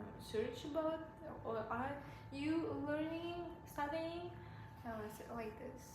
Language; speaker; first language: English; non-native, learner; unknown